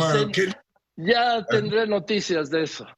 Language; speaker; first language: Spanish; native; Spanish